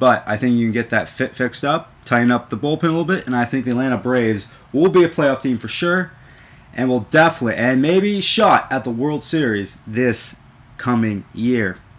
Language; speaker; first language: English; native; English